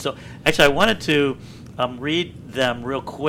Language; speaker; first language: English; native; English